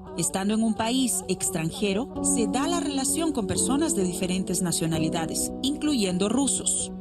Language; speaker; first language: Spanish; native; Spanish